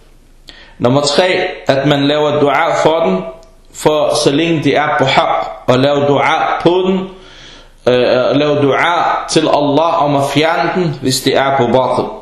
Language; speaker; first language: Danish; early bilingual, other home language; Arabic